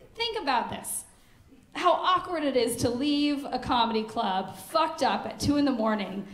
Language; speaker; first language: English; native; English